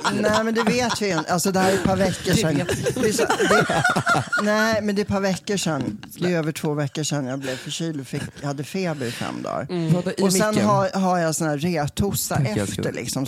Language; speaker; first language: Swedish; native; Swedish